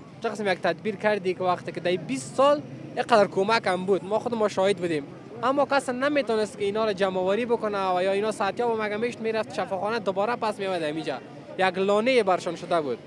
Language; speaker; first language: Persian; native; Persian